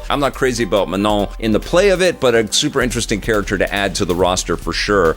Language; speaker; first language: English; native; English